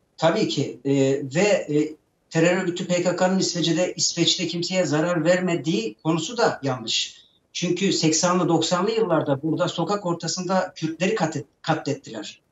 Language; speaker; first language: Turkish; native; Turkish